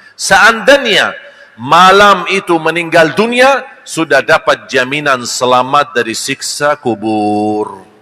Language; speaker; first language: Malay; non-native, fluent; Arabic